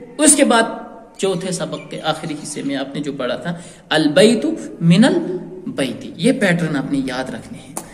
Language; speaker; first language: Urdu; native; Urdu